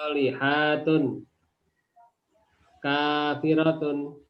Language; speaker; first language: Arabic; non-native, learner; Indonesian